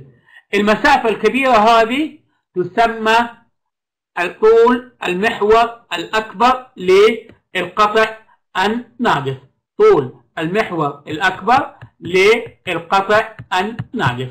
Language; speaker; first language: Arabic; native; Arabic